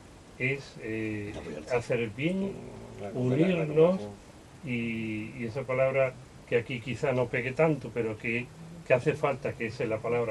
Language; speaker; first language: Spanish; native; Spanish